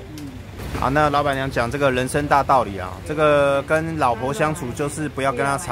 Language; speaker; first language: Chinese; native; Chinese